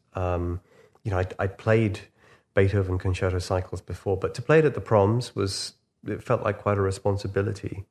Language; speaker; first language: English; native; English